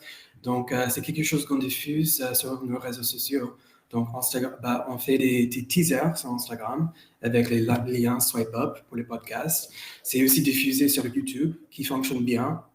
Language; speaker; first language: French; non-native, fluent; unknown